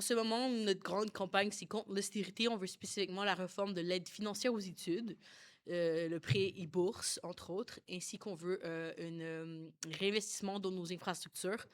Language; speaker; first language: French; native; French